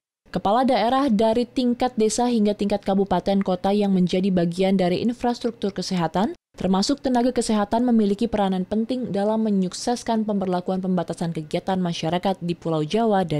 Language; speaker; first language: Indonesian; native; Indonesian